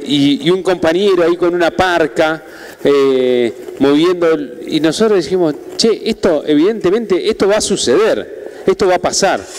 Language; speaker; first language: Spanish; native; Spanish